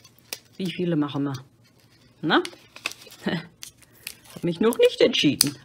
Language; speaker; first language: German; non-native, fluent; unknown